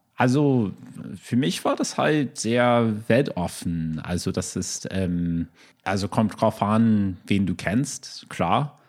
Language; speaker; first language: German; non-native, fluent; English